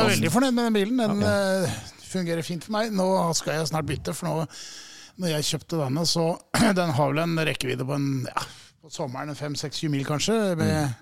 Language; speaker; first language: Norwegian; native; Norwegian